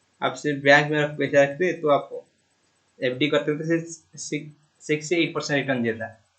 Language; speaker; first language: Hindi; non-native, local second language; Odia